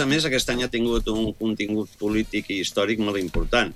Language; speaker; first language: Catalan; native; Catalan